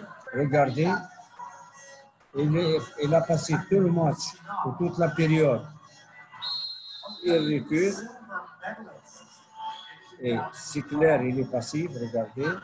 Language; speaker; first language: French; non-native, local second language; Arabic